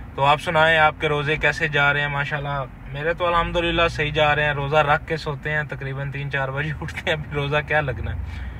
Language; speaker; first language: Urdu; non-native, local second language; Punjabi